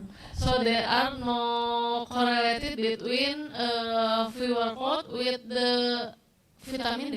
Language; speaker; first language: English; non-native, learner; Indonesian